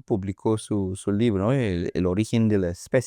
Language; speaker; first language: Spanish; non-native, learner; English